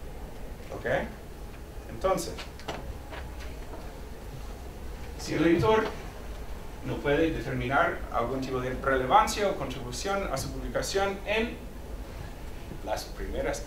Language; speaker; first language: Spanish; non-native, fluent; English